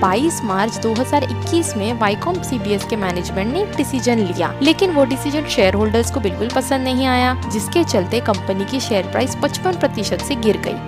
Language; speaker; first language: Hindi; native; Hindi